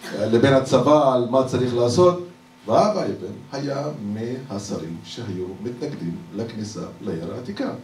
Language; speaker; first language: Hebrew; non-native, local second language; Arabic